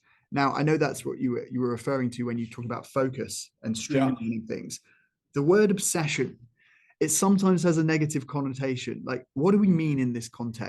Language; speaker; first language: English; native; English